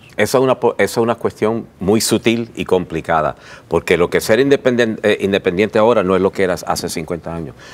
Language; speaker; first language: Spanish; early bilingual, heritage; Spanish